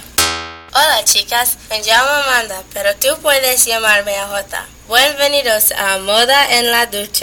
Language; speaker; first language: Spanish; non-native, learner; English